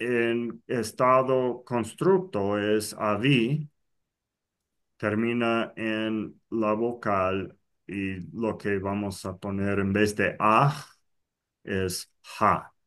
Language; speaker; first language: Spanish; non-native, fluent; English